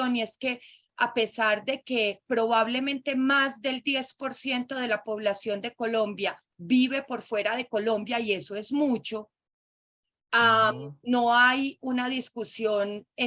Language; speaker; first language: Spanish; native; Spanish